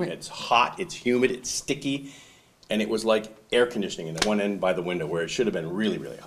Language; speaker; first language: English; native; English